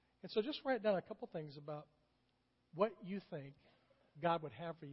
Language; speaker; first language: English; native; English